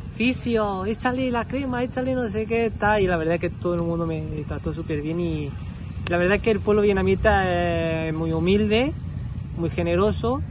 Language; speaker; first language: Spanish; native; Spanish